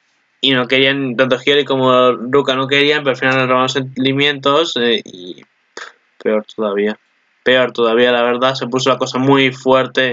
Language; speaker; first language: Spanish; native; Spanish